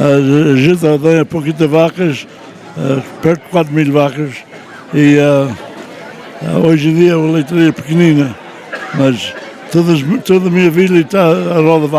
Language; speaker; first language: Portuguese; early bilingual, heritage; Portuguese